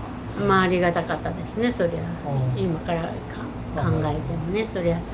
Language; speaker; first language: Japanese; native; Japanese